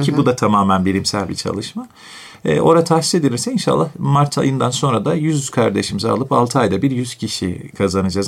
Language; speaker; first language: Turkish; native; Turkish